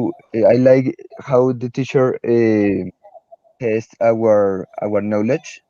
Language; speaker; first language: English; non-native, learner; Spanish